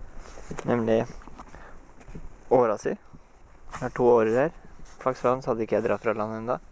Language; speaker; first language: Norwegian; native; Norwegian